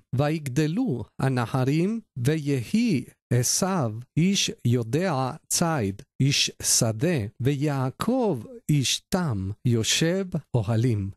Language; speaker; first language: Hebrew; non-native, learner; Spanish